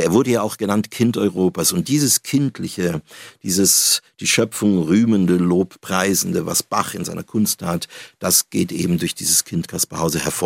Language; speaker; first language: German; native; German